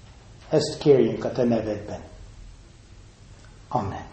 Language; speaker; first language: Hungarian; non-native, fluent; English